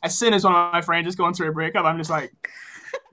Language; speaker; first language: English; native; English